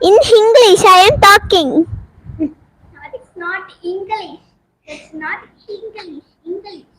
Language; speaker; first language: English; non-native, learner; Tamil